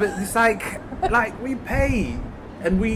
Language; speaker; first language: English; native; English